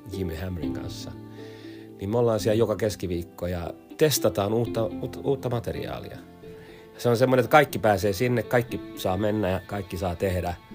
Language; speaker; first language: Finnish; early bilingual, heritage; Swedish